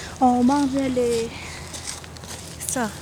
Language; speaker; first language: French; non-native, local second language; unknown